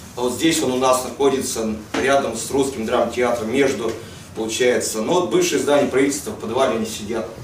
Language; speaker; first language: Russian; native; Russian